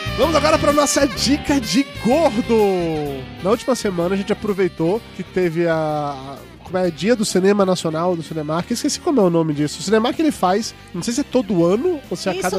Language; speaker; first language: Portuguese; native; Portuguese